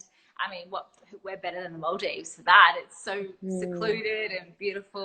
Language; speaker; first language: English; native; English